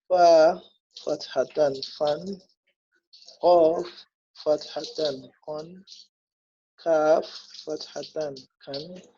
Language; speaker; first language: Arabic; non-native, learner; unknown